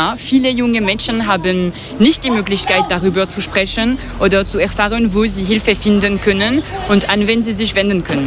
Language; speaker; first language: German; non-native, local second language; French